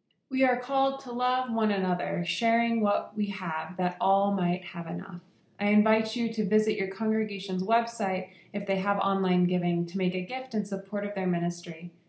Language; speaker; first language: English; native; English